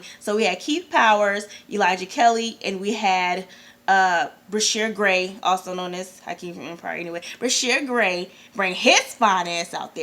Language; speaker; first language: English; native; English